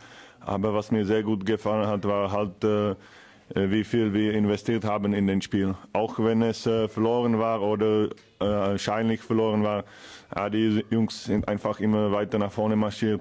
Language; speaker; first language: German; non-native, fluent; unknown